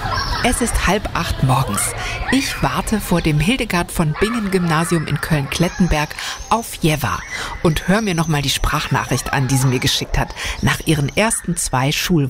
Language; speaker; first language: German; native; German